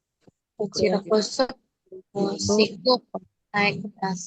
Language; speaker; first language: Japanese; non-native, learner; Indonesian